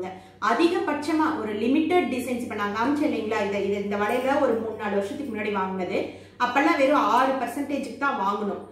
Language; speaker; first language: Tamil; native; Tamil